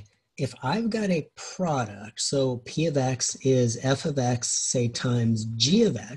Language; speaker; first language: English; native; English